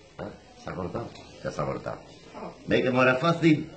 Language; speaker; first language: Spanish; native; Spanish